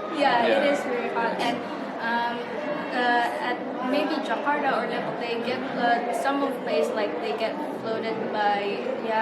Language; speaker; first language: English; non-native, learner; Indonesian